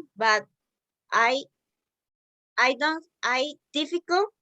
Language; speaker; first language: English; non-native, learner; Spanish